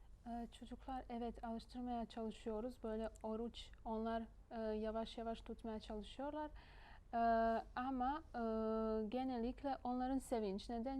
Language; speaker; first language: Turkish; non-native, fluent; Bosnian